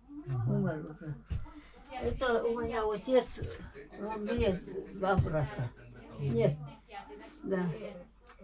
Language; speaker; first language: Russian; non-native, local second language; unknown